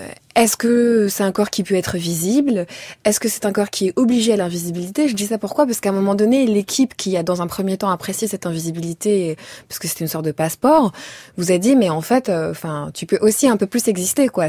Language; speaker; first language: French; native; French